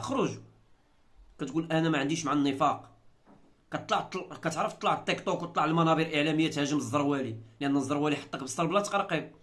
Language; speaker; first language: Arabic; native; Arabic